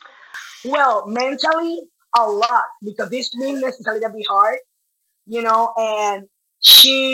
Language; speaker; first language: English; non-native, learner; Spanish